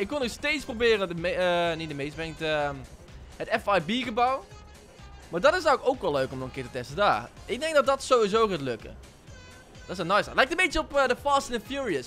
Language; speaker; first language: Dutch; native; Dutch